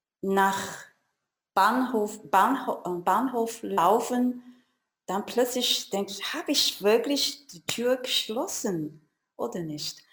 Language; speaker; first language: German; non-native, learner; Chinese